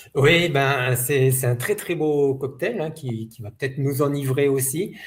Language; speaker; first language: French; native; French